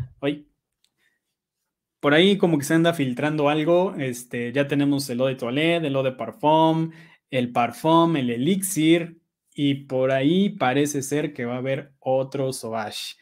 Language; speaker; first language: Spanish; native; Spanish